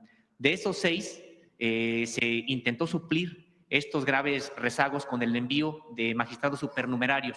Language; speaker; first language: Spanish; native; Spanish